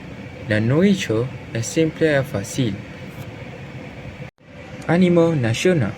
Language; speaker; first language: French; non-native, learner; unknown